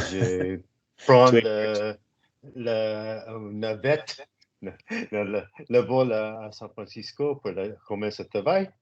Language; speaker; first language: French; non-native, learner; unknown